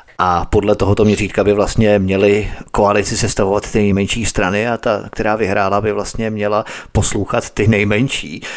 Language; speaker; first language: Czech; native; Czech